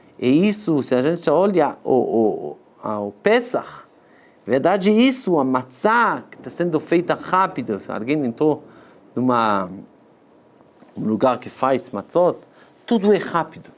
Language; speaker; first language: Portuguese; non-native, fluent; Hebrew